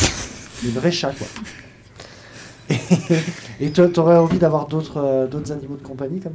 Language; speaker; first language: French; native; French